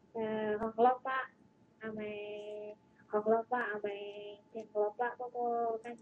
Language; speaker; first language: Cantonese; non-native, learner; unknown